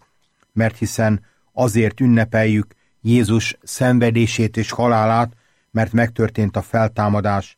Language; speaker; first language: Hungarian; native; Hungarian